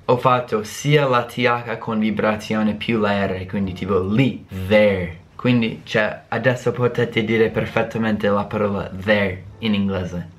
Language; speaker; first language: Italian; non-native, fluent; English